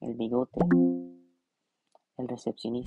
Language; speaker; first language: Spanish; non-native, learner; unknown